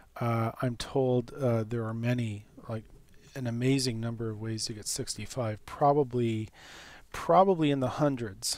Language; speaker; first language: English; native; English